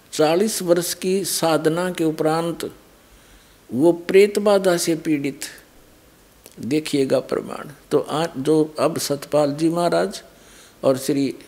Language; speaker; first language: Hindi; native; Hindi